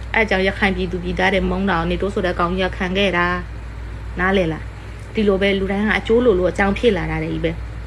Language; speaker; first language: Burmese; native; Burmese